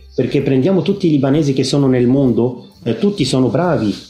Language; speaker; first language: Italian; non-native, fluent; Arabic